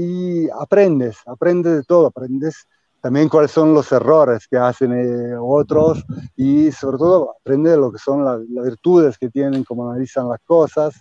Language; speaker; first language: Spanish; non-native, fluent; Italian